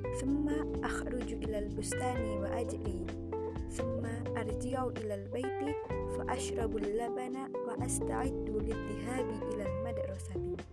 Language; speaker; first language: Arabic; non-native, learner; Indonesian